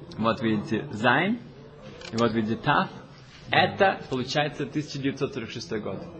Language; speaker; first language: Russian; early bilingual, heritage; Russian